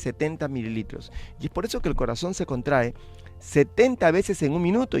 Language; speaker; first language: Spanish; native; Spanish